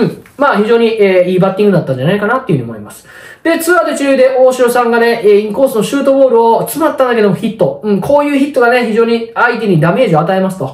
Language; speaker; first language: Japanese; native; Japanese